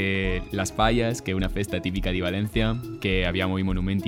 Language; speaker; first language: Italian; non-native, fluent; Spanish